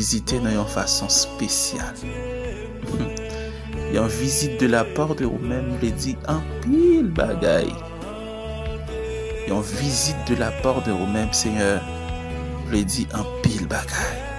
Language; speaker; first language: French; non-native, learner; Haitian Creole